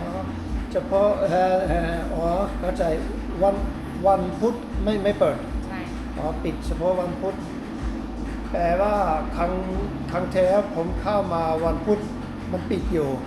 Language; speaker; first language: Thai; non-native, fluent; Norwegian